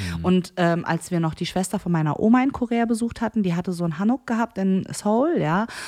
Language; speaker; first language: German; early bilingual, other home language; Korean